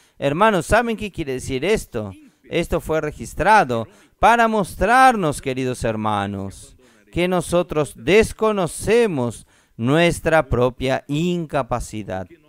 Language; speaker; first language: Spanish; non-native, fluent; Portuguese